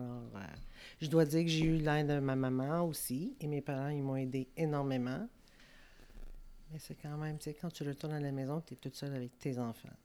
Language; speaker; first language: French; native; French